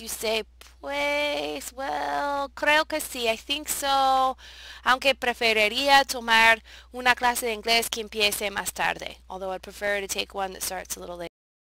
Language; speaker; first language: Spanish; non-native, fluent; English